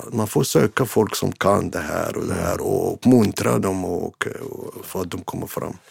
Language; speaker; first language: Swedish; non-native, fluent; Arabic